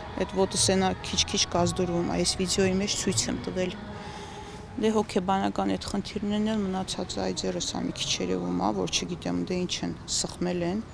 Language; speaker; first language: Armenian; native; Armenian